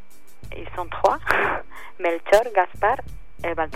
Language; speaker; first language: French; non-native, fluent; Spanish